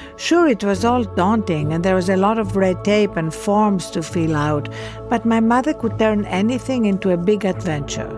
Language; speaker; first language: English; non-native, fluent; Greek